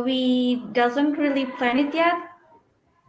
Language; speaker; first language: English; non-native, learner; Indonesian